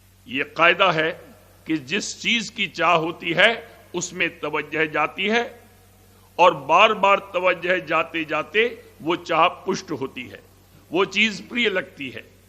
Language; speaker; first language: Hindi; native; Hindi